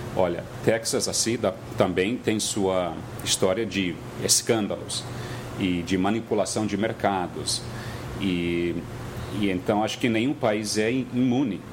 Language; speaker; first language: Portuguese; non-native, fluent; English